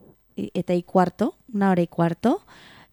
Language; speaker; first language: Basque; non-native, local second language; Spanish